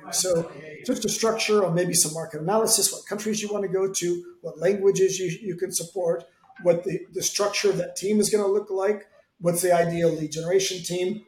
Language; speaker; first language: English; native; English